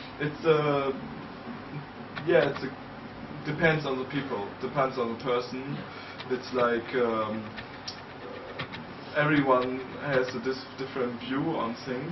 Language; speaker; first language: English; non-native, fluent; German